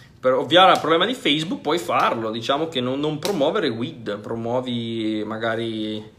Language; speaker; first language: Italian; native; Italian